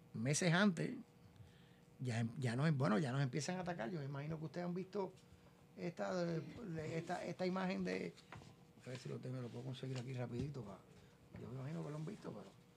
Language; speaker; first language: Spanish; native; Spanish